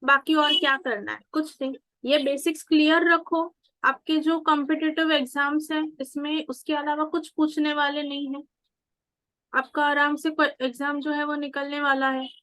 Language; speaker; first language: Hindi; non-native, local second language; Marathi